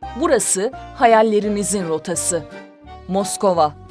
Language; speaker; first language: Turkish; native; Turkish